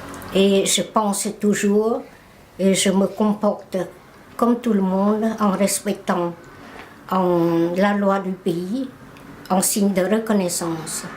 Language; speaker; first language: French; non-native, fluent; Khmer